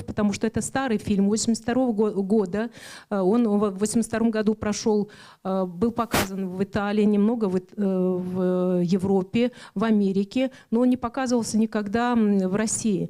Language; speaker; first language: Russian; native; Russian